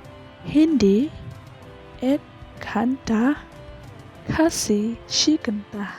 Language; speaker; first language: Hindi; non-native, local second language; Khasi